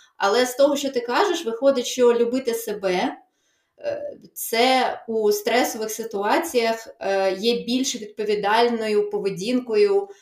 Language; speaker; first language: Ukrainian; non-native, local second language; Russian